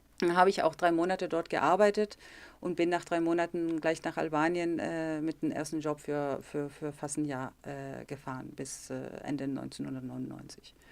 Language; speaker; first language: German; early bilingual, heritage; German